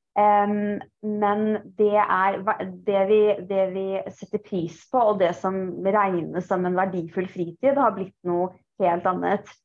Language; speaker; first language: Norwegian; early bilingual, other home language; Persian